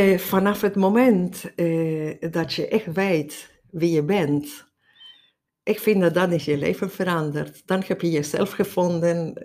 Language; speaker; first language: Dutch; non-native, fluent; Spanish